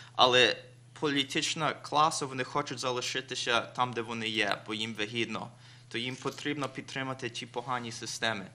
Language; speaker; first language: Ukrainian; early bilingual, heritage; Ukrainian